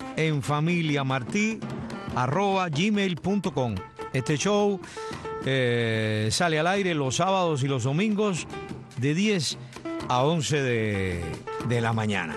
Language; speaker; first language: Spanish; native; Spanish